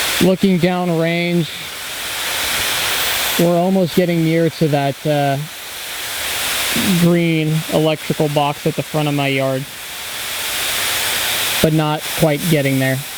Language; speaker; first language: English; native; English